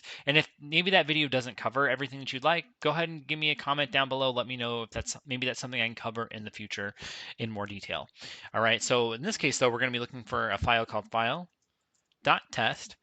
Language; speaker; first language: English; native; English